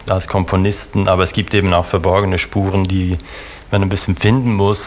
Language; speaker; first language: German; native; German